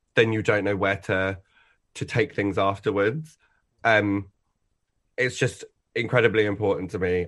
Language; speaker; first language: English; native; English